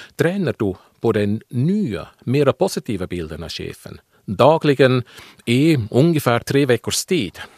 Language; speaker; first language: Swedish; non-native, fluent; Swiss German